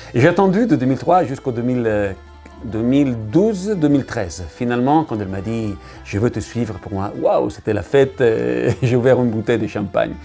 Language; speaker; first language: French; non-native, learner; Italian